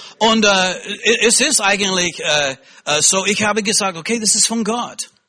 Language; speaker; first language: German; non-native, fluent; English